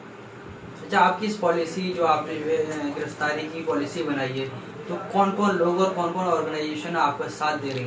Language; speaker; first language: Urdu; native; Urdu